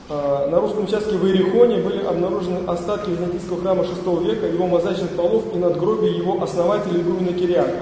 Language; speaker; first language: Russian; native; Russian